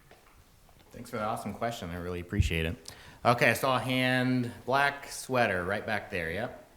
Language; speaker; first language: English; native; English